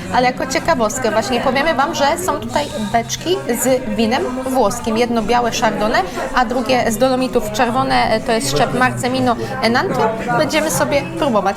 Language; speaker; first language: Polish; native; Polish